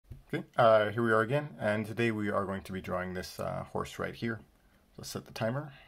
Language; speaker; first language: English; native; English